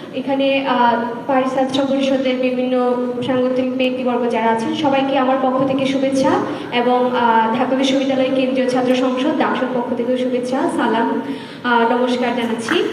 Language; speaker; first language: Bangla; non-native, local second language; Chakma